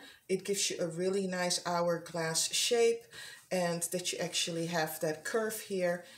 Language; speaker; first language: English; non-native, fluent; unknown